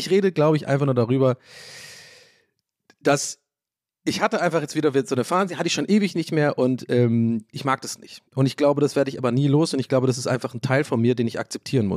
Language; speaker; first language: German; native; German